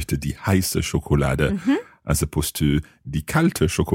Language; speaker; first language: German; non-native, learner; English